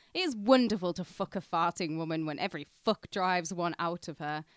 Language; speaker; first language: English; native; English